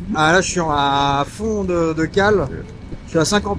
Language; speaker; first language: French; native; French